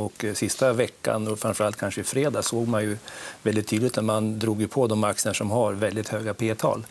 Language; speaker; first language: Swedish; native; Swedish